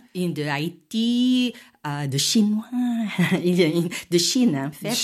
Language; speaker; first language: French; non-native, fluent; Filipino